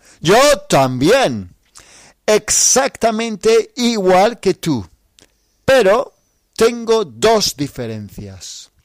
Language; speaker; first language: Spanish; non-native, fluent; English